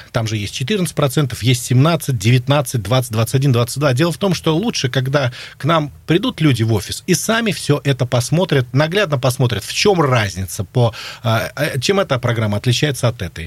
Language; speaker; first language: Russian; native; Russian